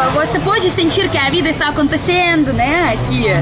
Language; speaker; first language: Portuguese; non-native, learner; Russian